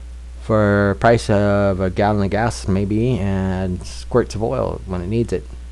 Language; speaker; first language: English; native; English